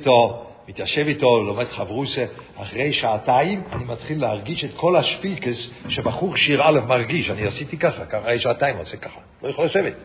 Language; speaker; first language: Hebrew; non-native, fluent; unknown